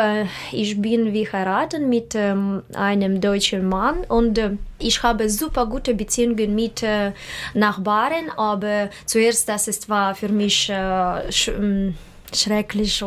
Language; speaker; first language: German; non-native, learner; Russian